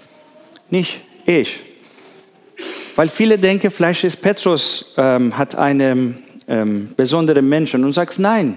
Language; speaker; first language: German; non-native, learner; Persian